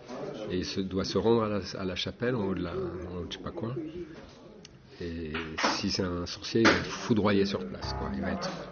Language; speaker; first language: French; native; French